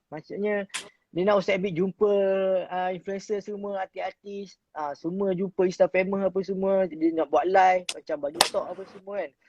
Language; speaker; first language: Malay; native; Malay